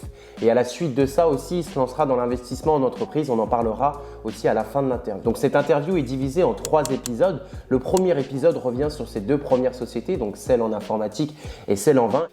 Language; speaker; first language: French; native; French